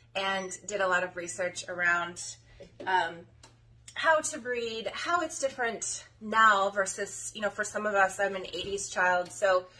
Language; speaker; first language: English; native; English